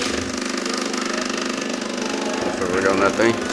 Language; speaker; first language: French; native; French